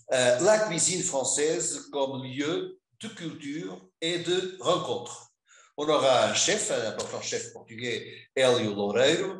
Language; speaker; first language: French; non-native, fluent; Portuguese